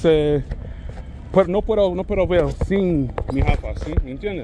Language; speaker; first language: Spanish; non-native, learner; English